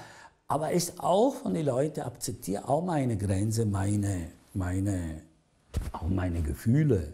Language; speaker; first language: German; non-native, learner; Italian